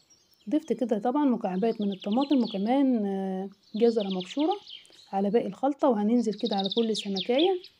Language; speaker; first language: Arabic; native; Arabic